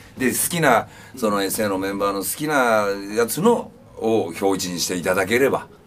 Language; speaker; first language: Japanese; native; Japanese